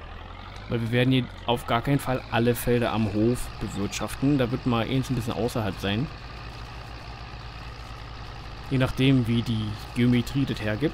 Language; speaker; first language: German; native; German